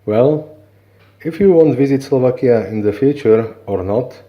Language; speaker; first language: English; non-native, learner; Slovak